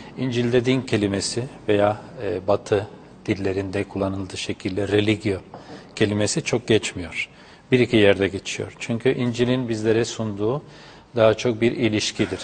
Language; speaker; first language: Turkish; non-native, fluent; Spanish